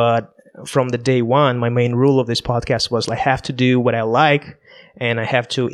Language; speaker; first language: English; non-native, fluent; Russian